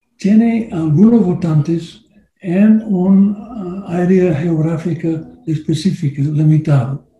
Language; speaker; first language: Spanish; non-native, learner; English